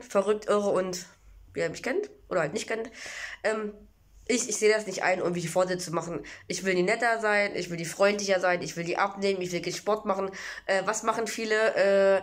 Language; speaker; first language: German; native; German